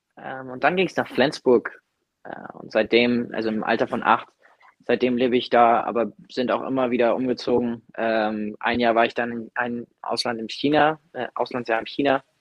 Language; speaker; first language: German; native; German